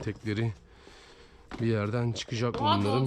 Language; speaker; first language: Turkish; native; Turkish